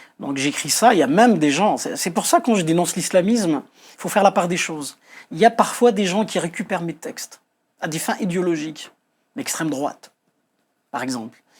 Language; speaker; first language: French; non-native, local second language; Kabyle